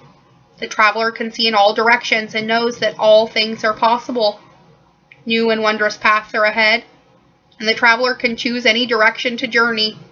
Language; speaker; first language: English; native; English